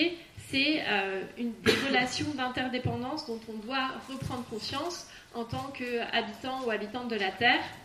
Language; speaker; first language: French; native; French